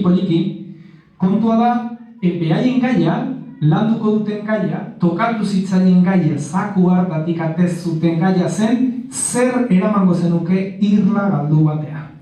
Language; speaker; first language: Basque; native; Basque